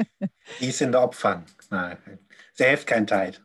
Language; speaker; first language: Dutch; non-native, learner; German